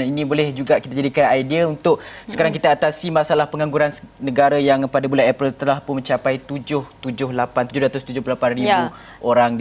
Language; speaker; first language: Malay; native; Malay